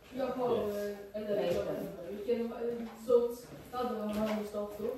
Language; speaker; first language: Swedish; early bilingual, other home language; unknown